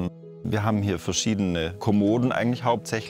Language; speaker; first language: German; native; German